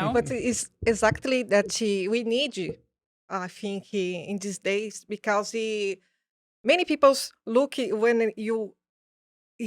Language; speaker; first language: English; non-native, learner; Portuguese